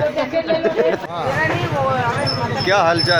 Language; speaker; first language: Hindi; native; Hindi